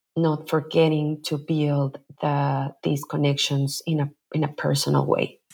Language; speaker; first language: English; non-native, fluent; Spanish